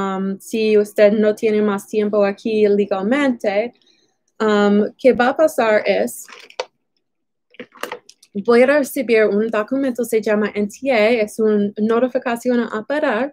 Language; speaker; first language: Spanish; non-native, fluent; English